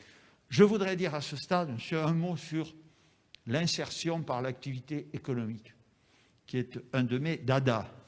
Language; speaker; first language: French; native; French